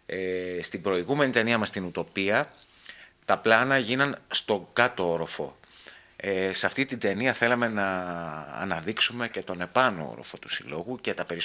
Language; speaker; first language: Greek; native; Greek